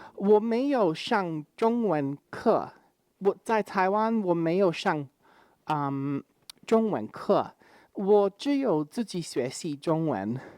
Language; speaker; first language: Chinese; non-native, learner; English